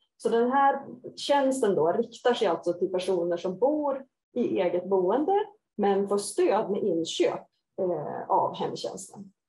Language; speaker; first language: Swedish; native; Swedish